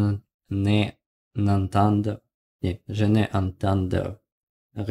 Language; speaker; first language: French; non-native, learner; Russian